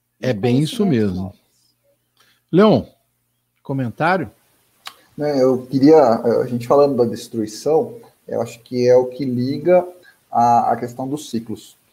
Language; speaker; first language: Portuguese; native; Portuguese